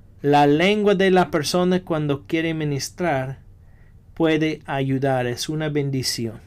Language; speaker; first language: Spanish; non-native, fluent; English